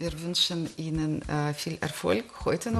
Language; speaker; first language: German; non-native, fluent; Russian